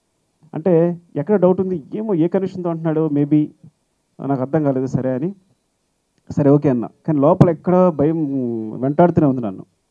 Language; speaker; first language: Telugu; native; Telugu